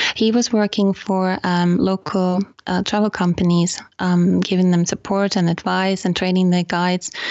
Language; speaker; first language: English; non-native, fluent; Finnish